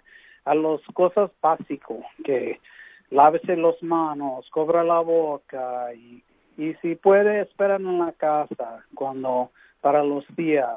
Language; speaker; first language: Spanish; early bilingual, heritage; English